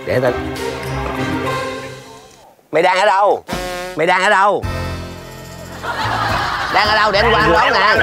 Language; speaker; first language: Vietnamese; native; Vietnamese